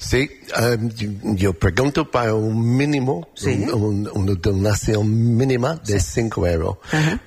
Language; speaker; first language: Spanish; non-native, learner; English